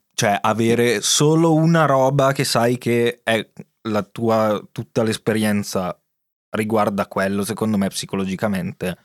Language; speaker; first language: Italian; native; Italian